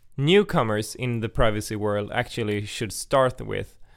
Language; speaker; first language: English; non-native, fluent; Swedish